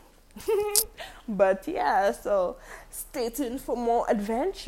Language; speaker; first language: English; non-native, local second language; French